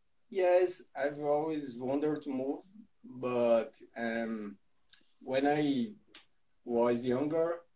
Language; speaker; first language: English; non-native, learner; Portuguese